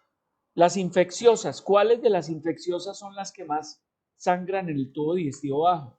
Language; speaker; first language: Spanish; native; Spanish